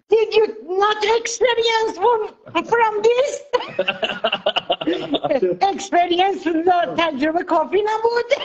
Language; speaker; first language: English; non-native, learner; Persian